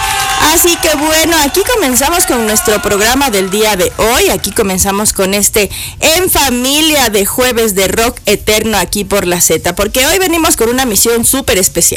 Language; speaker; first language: Spanish; native; Spanish